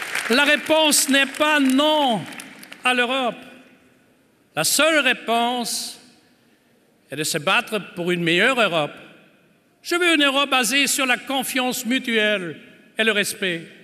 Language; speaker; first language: French; non-native, fluent; German